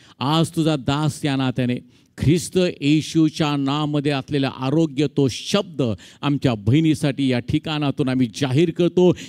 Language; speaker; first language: Marathi; native; Marathi